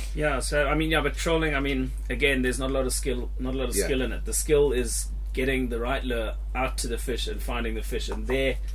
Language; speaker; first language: English; native; English